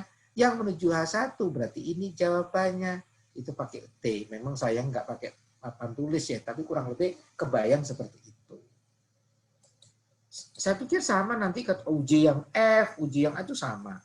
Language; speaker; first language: Indonesian; non-native, local second language; Javanese